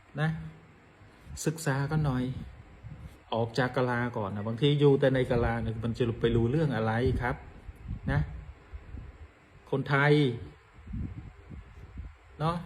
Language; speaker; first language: Thai; non-native, fluent; Khmer